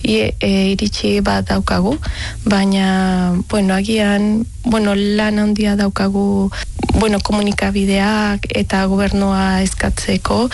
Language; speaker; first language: Basque; non-native, learner; Spanish